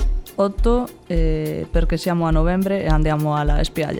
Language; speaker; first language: Italian; non-native, learner; Spanish